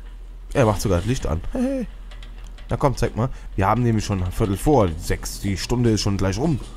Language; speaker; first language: German; native; German